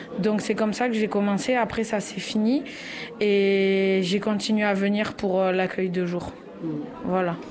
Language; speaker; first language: French; native; French